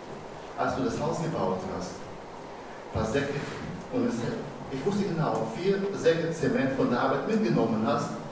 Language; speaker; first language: German; non-native, fluent; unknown